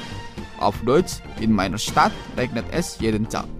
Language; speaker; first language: German; non-native, fluent; Indonesian